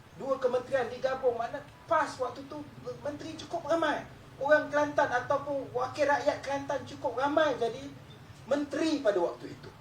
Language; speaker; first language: Malay; native; Malay